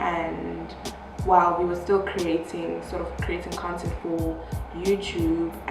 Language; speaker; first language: English; non-native, local second language; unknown